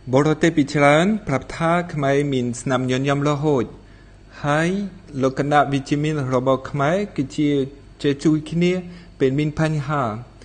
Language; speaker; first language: Khmer; non-native, fluent; French